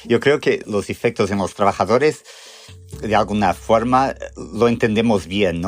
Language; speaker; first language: Spanish; non-native, fluent; Portuguese